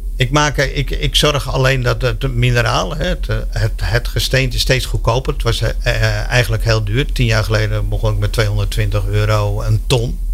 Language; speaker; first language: Dutch; native; Dutch